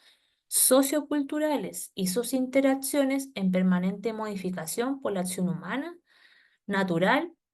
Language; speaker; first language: Spanish; native; Spanish